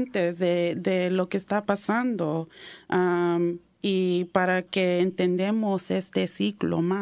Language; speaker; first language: Spanish; early bilingual, heritage; Spanish